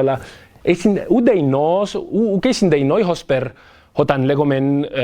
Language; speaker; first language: Greek; non-native, fluent; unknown